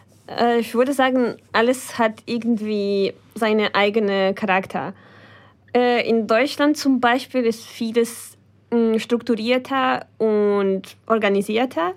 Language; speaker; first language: German; non-native, fluent; Ukrainian